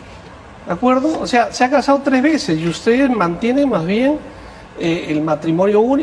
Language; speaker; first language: Spanish; native; Spanish